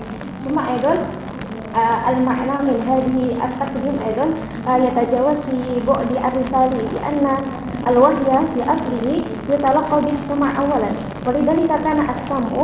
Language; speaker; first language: Arabic; non-native, learner; Indonesian